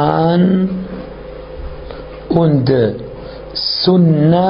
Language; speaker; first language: German; non-native, fluent; Arabic